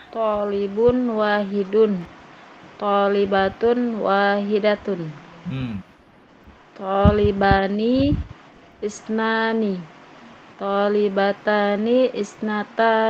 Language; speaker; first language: Arabic; non-native, learner; Indonesian